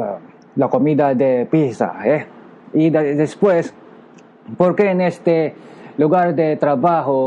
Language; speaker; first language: Spanish; non-native, learner; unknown